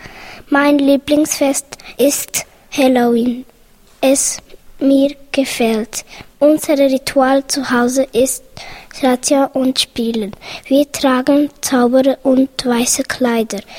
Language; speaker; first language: German; early bilingual, other home language; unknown